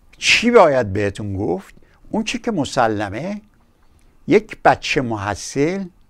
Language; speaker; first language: Persian; native; Persian